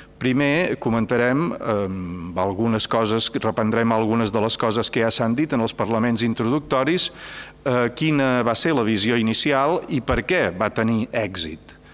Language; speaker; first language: Catalan; native; Catalan